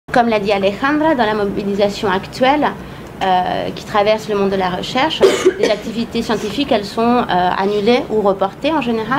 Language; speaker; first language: French; non-native, fluent; Spanish